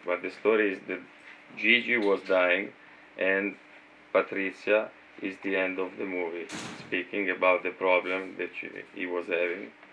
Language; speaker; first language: English; non-native, fluent; Italian